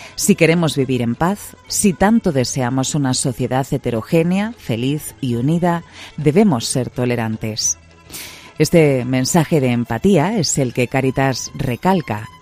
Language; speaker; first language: Spanish; native; Spanish